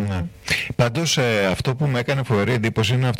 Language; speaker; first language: Greek; native; Greek